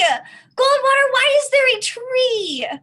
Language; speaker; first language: English; native; English